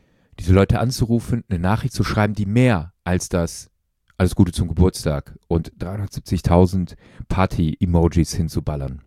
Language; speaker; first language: German; native; German